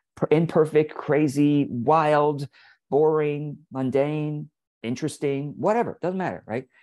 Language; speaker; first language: English; early bilingual, other home language; Chinese